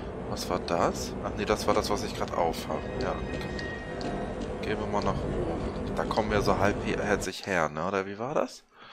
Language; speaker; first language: German; native; German